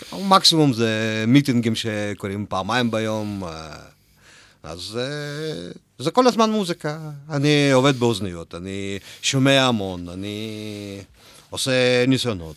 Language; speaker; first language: Hebrew; non-native, fluent; Russian